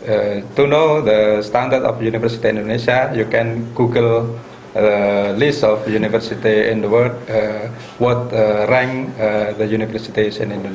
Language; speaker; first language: English; non-native, fluent; Indonesian